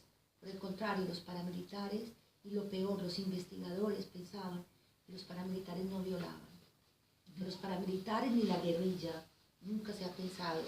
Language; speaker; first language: Spanish; native; Spanish